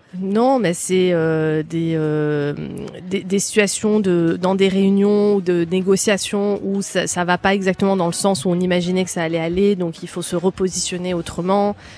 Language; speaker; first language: French; early bilingual, other home language; Arabic